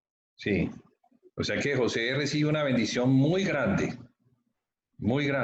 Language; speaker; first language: Spanish; native; Spanish